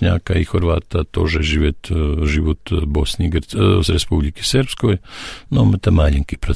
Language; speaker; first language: Russian; non-native, learner; Serbian